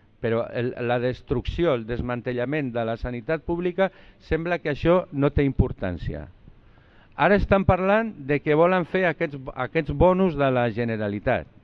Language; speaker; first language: Catalan; non-native, local second language; Spanish